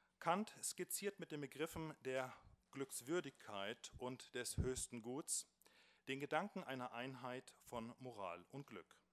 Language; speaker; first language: German; native; German